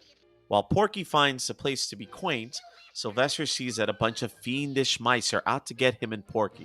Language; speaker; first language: English; native; English